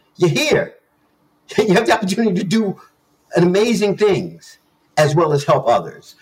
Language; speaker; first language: English; native; English